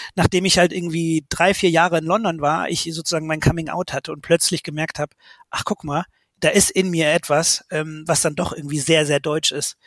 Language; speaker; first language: German; native; German